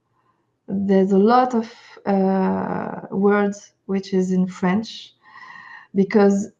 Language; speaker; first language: English; non-native, fluent; French